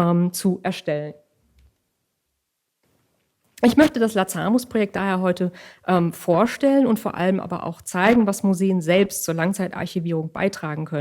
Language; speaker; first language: German; native; German